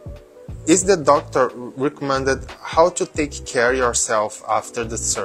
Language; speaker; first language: English; non-native, learner; Portuguese